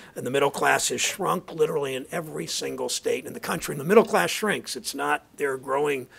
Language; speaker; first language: English; native; English